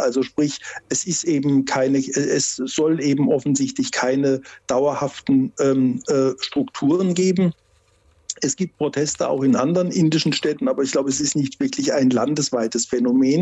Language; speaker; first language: German; native; German